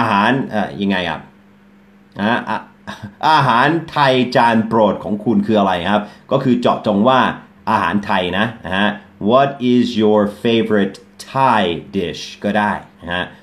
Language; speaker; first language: Thai; non-native, fluent; English